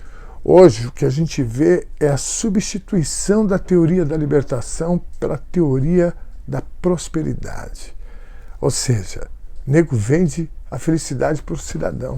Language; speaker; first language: Portuguese; native; Portuguese